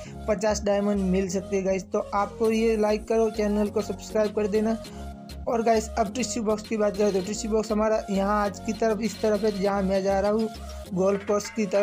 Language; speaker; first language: Hindi; native; Hindi